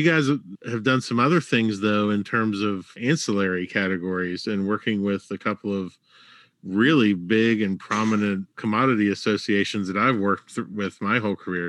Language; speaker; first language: English; native; English